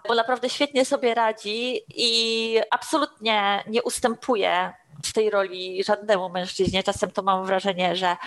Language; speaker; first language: Polish; native; Polish